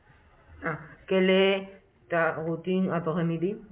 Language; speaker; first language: French; non-native, learner; Spanish